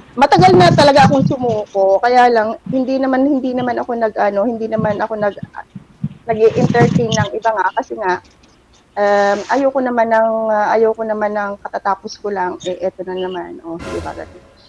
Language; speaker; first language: Filipino; native; Filipino